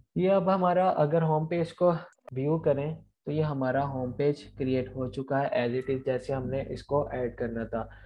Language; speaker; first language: Urdu; non-native, local second language; Punjabi